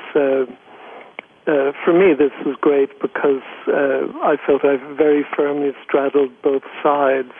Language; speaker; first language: English; native; English